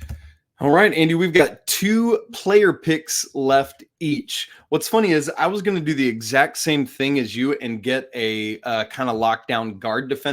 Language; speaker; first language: English; native; English